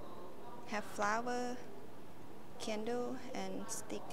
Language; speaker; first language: English; non-native, learner; Thai